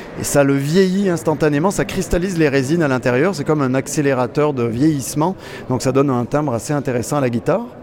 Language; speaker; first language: French; native; French